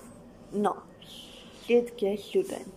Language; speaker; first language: Finnish; non-native, learner; Russian